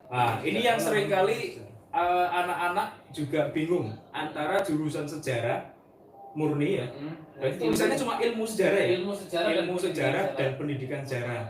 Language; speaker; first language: Indonesian; native; Indonesian